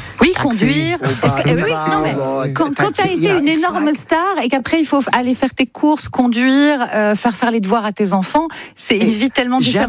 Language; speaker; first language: French; native; French